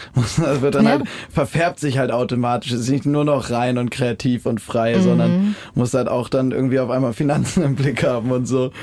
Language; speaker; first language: German; native; German